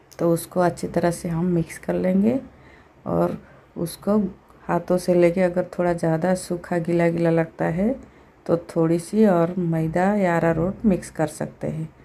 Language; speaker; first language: Hindi; native; Hindi